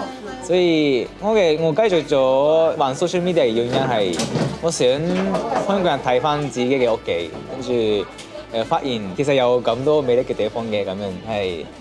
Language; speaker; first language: Cantonese; non-native, fluent; Japanese